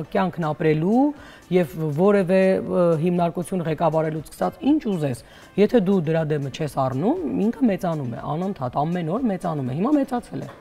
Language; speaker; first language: Armenian; native; Armenian